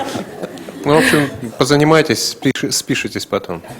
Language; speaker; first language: Russian; native; Russian